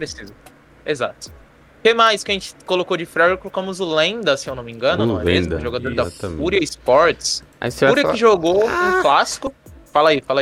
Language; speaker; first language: Portuguese; native; Portuguese